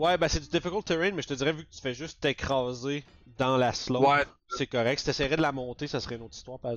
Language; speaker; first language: French; native; French